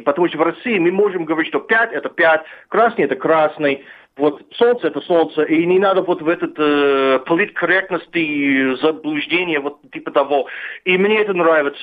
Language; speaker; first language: Russian; non-native, fluent; English